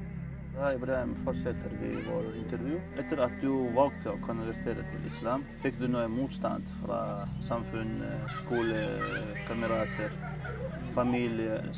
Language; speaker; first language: Norwegian; non-native, fluent; Chechen